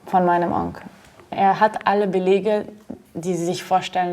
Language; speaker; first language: German; non-native, fluent; Arabic